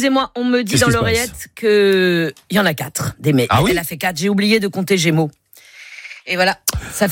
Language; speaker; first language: French; native; French